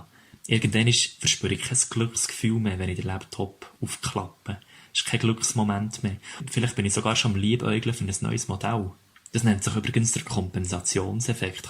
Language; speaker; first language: German; native; German